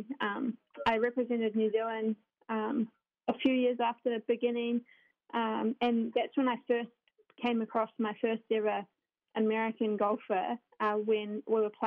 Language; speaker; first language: English; native; English